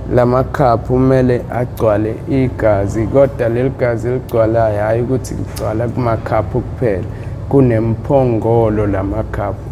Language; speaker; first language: Zulu; native; Zulu